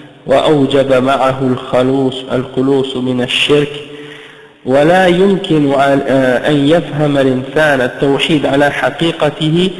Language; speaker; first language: Arabic; non-native, fluent; French